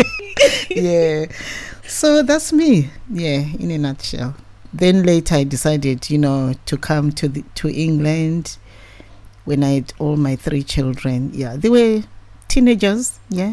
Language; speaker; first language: English; non-native, local second language; Shona